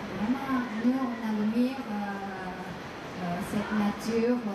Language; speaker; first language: French; non-native, fluent; Japanese